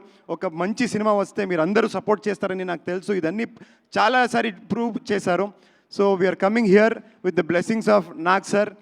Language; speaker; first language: Telugu; non-native, learner; Kannada